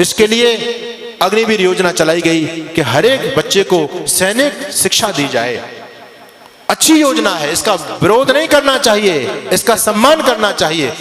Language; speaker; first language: Hindi; native; Hindi